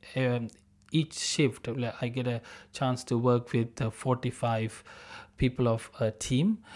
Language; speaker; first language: English; non-native, local second language; Tamil